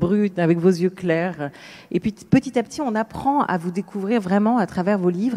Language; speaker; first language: French; native; French